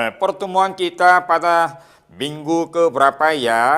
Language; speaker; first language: Indonesian; non-native, fluent; Korean